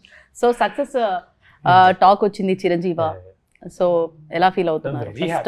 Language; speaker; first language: Telugu; native; Telugu